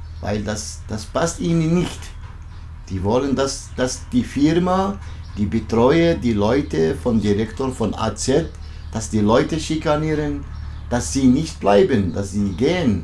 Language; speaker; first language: German; non-native, learner; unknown